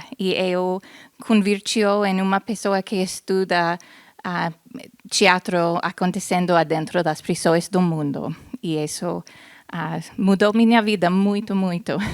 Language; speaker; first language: Portuguese; non-native, fluent; English